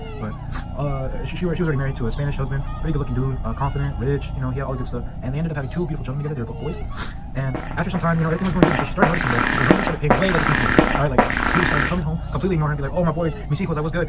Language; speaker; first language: English; native; English